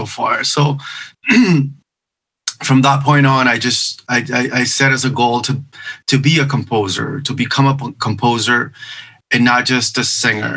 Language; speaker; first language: English; non-native, fluent; Spanish